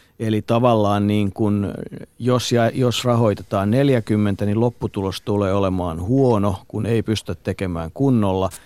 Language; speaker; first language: Finnish; native; Finnish